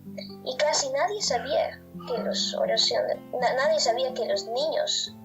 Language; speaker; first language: Spanish; non-native, fluent; English